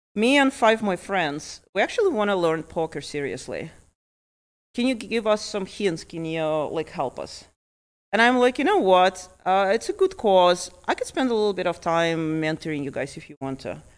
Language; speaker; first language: English; early bilingual, other home language; Russian